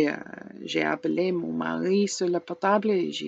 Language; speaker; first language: French; non-native, learner; English